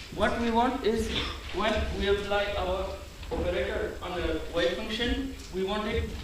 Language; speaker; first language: English; non-native, fluent; French